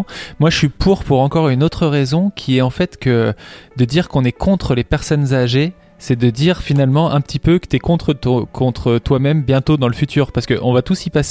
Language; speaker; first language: French; native; French